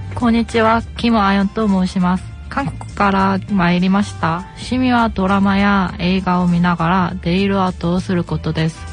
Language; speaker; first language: Japanese; non-native, learner; Korean